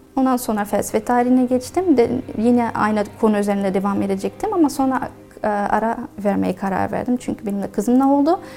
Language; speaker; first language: Turkish; non-native, fluent; Dutch